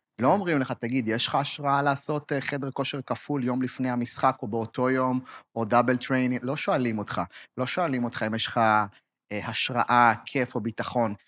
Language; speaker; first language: Hebrew; native; Hebrew